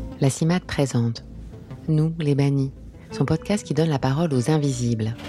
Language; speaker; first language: French; native; French